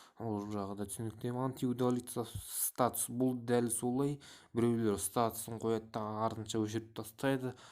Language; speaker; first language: Kazakh; non-native, local second language; Russian